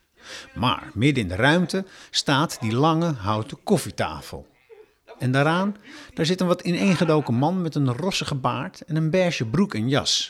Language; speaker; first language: Dutch; native; Dutch